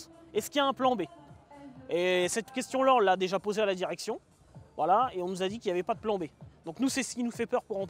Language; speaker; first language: French; native; French